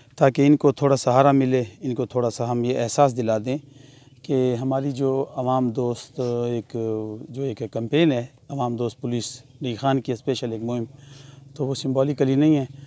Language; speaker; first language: Urdu; non-native, local second language; Pashto